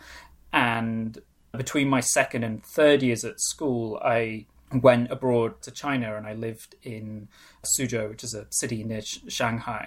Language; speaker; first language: English; non-native, local second language; Welsh